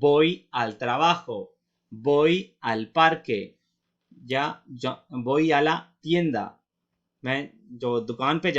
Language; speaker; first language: Spanish; non-native, fluent; Urdu